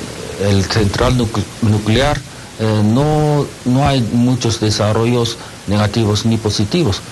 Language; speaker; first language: Spanish; non-native, learner; Japanese